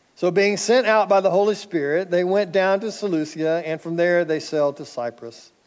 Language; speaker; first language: English; native; English